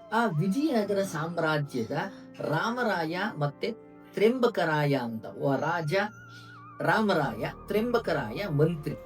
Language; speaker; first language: Kannada; non-native, local second language; Tamil